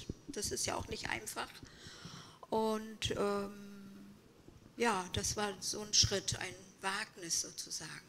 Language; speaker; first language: German; early bilingual, other home language; Kurdish